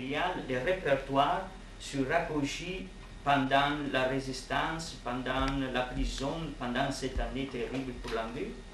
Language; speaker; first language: French; non-native, fluent; Italian